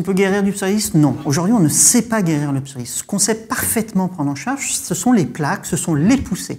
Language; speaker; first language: French; native; French